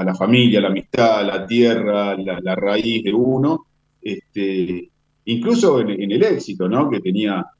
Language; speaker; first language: Spanish; native; Spanish